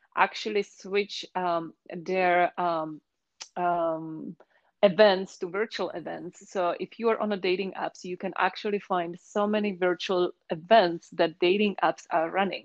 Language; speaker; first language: English; non-native, fluent; Czech